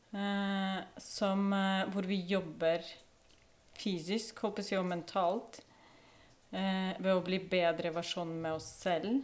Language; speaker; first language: Norwegian; non-native, fluent; Ukrainian